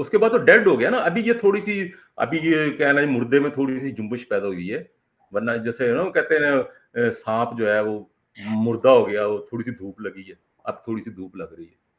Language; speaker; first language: Urdu; non-native, local second language; Punjabi